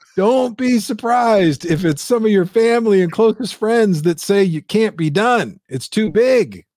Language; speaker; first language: English; native; English